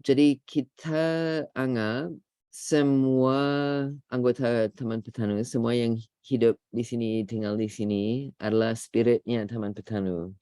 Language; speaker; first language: Indonesian; non-native, fluent; English